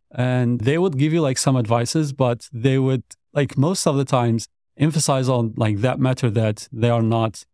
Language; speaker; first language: English; non-native, fluent; Arabic